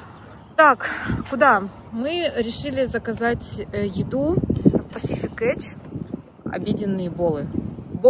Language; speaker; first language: Russian; native; Russian